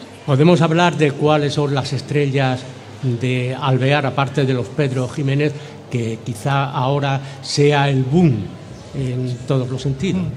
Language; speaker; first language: Spanish; native; Spanish